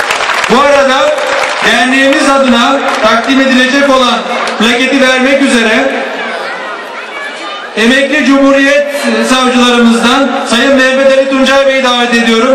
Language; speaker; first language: Turkish; native; Turkish